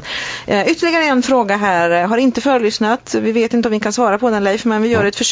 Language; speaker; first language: Swedish; native; Swedish